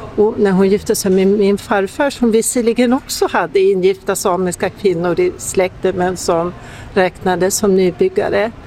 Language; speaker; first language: Swedish; native; Swedish